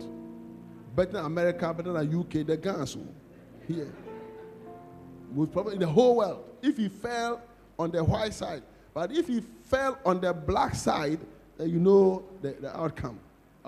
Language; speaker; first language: English; non-native, local second language; Akan